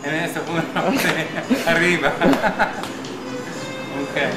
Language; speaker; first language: Spanish; non-native, learner; English